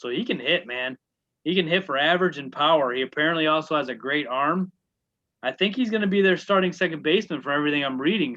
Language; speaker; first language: English; native; English